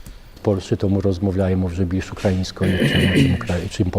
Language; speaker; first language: Ukrainian; non-native, fluent; Polish